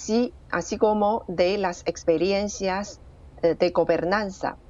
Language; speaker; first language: Spanish; non-native, fluent; Chinese